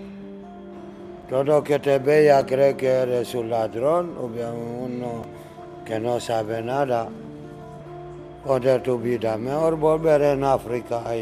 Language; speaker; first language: Spanish; non-native, learner; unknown